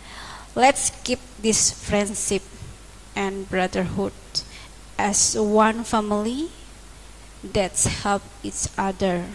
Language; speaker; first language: English; non-native, learner; Indonesian